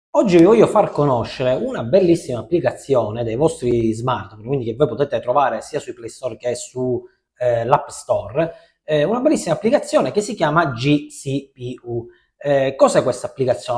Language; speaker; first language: Italian; native; Italian